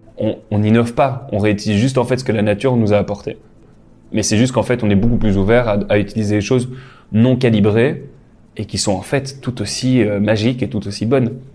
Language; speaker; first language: French; native; French